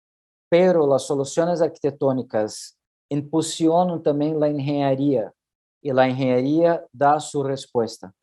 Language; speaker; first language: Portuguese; non-native, learner; Spanish